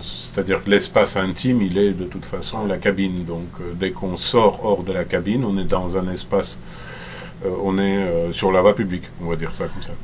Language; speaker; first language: French; native; French